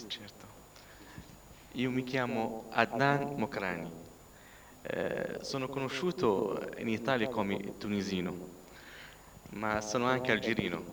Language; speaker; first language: Italian; non-native, fluent; Arabic